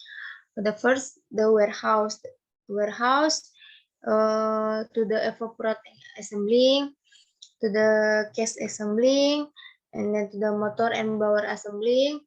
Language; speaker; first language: English; non-native, learner; Indonesian